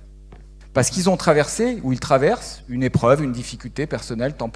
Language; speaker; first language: French; native; French